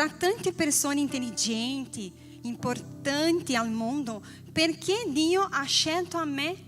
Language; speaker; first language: Italian; non-native, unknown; Portuguese